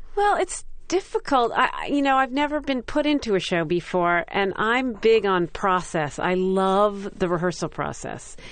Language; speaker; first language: English; native; English